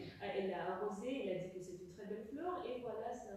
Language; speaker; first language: French; non-native, fluent; Russian